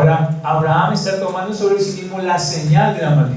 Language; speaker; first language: Spanish; native; Spanish